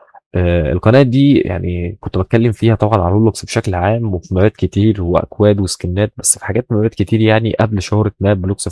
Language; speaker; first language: Arabic; native; Arabic